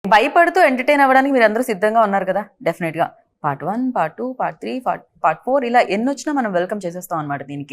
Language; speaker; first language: Telugu; native; Telugu